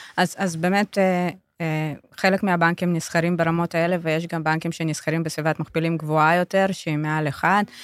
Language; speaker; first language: Hebrew; native; Hebrew